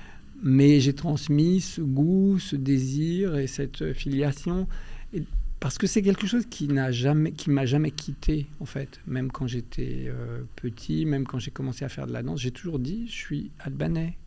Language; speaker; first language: French; early bilingual, other home language; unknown